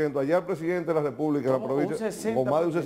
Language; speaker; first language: Spanish; native; Spanish